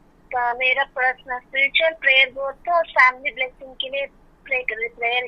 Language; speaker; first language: Hindi; non-native, local second language; Kannada